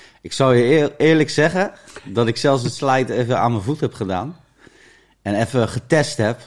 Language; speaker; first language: Dutch; native; Dutch